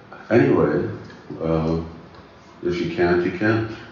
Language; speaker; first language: English; early bilingual, other home language; Hungarian